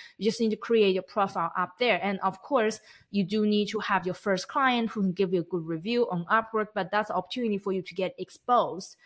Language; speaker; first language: English; non-native, fluent; Chinese